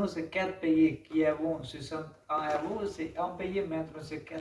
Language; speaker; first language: French; non-native, learner; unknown